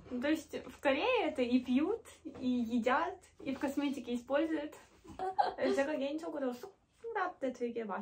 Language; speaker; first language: Russian; native; Russian